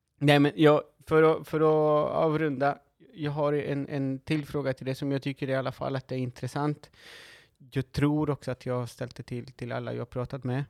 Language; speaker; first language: Swedish; non-native, fluent; Spanish